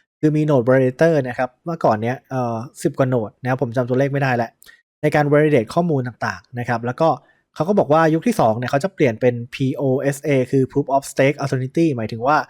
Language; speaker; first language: Thai; native; Thai